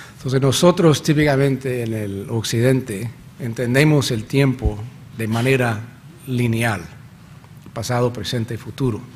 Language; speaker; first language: Spanish; non-native, fluent; English